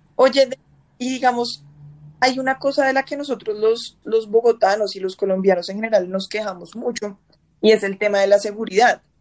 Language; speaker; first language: Spanish; native; Spanish